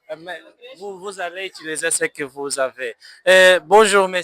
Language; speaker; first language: French; non-native, fluent; Portuguese